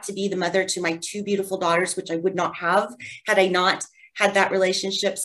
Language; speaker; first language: English; native; English